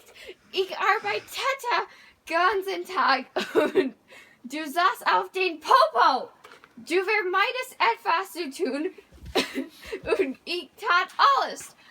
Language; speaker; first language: German; non-native, learner; English